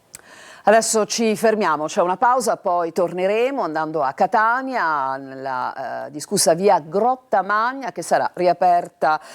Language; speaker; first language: Italian; native; Italian